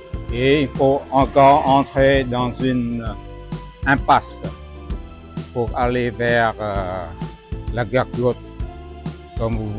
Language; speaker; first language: French; non-native, fluent; Vietnamese